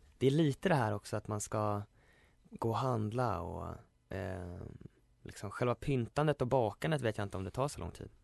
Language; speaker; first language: Swedish; native; Swedish